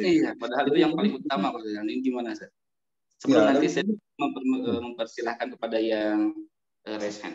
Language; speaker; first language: Indonesian; native; Indonesian